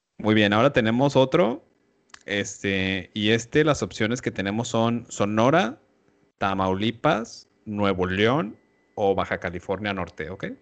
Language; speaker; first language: Spanish; native; Spanish